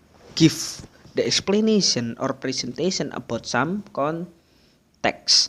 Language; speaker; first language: English; non-native, learner; Indonesian